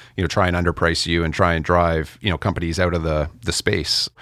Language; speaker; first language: English; native; English